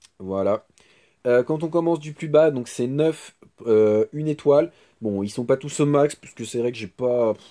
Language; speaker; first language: French; native; French